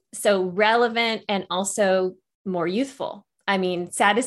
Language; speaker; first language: English; native; English